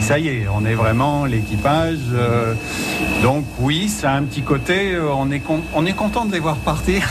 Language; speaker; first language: French; native; French